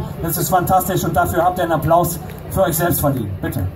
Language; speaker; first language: German; native; German